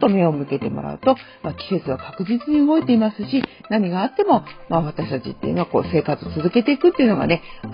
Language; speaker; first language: Japanese; native; Japanese